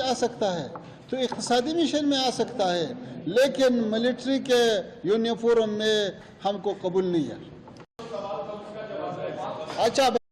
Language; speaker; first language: Hindi; non-native, fluent; Pashto